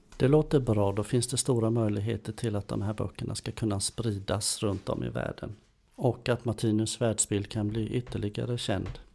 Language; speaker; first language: Swedish; native; Swedish